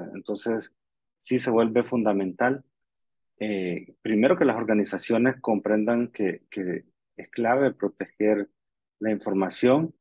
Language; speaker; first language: Spanish; native; Spanish